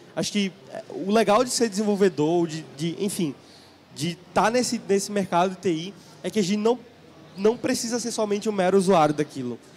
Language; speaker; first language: Portuguese; native; Portuguese